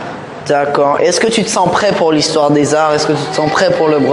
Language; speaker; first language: French; native; French